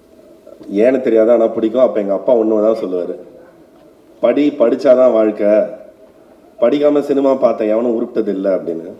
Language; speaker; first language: Tamil; native; Tamil